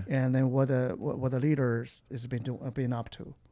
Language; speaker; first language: English; non-native, fluent; Chinese